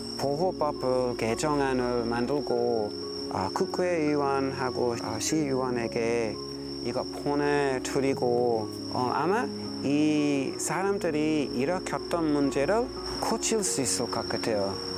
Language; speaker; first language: Korean; non-native, fluent; English